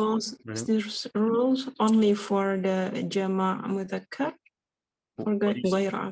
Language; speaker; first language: English; non-native, learner; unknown